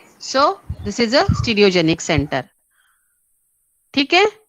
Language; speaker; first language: English; non-native, local second language; Hindi